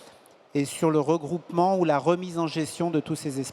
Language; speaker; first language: French; native; French